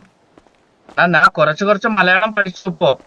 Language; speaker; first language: Malayalam; non-native, learner; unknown